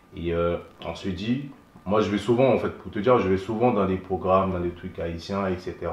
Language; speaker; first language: French; non-native, local second language; Haitian Creole